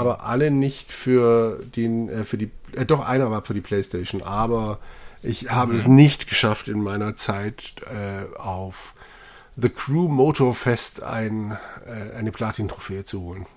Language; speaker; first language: German; native; German